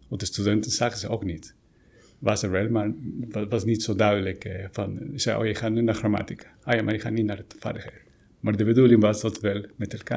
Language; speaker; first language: Dutch; non-native, fluent; Spanish